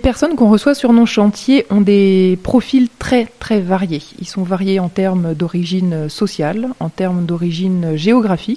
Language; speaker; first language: French; native; French